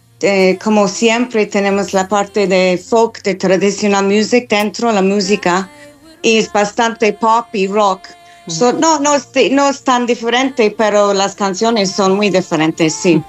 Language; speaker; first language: Spanish; non-native, learner; English